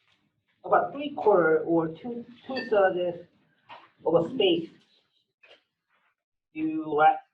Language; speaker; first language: English; non-native, learner; Korean